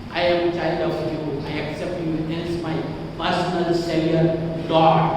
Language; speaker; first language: English; non-native, local second language; Gujarati